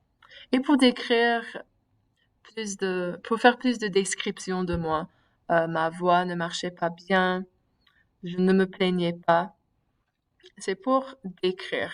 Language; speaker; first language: French; non-native, fluent; English